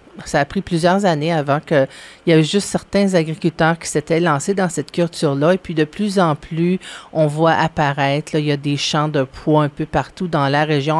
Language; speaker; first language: French; native; French